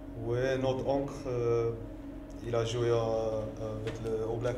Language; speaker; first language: French; non-native, learner; English